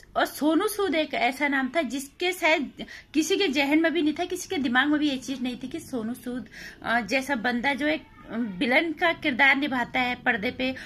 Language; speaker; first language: Hindi; native; Hindi